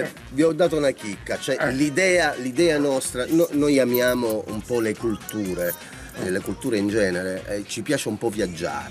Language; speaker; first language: Italian; native; Italian